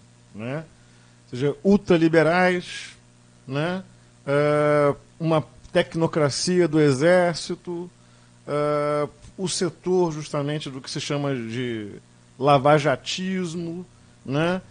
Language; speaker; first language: Portuguese; native; Portuguese